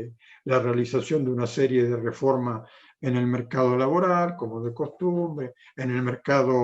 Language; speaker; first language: Spanish; non-native, fluent; Italian